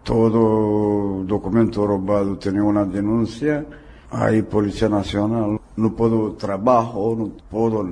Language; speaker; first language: Spanish; non-native, learner; Romanian